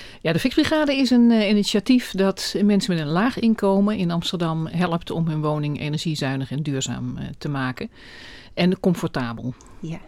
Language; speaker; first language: Dutch; native; Dutch